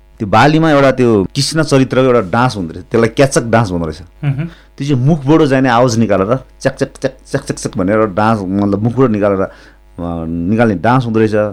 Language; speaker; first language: Nepali; native; Nepali